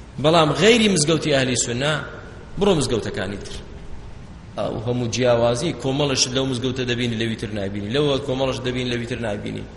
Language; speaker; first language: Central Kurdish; non-native, local second language; Kurdish